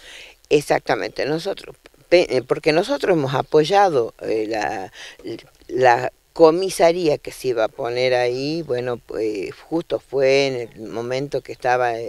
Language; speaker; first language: Spanish; native; Spanish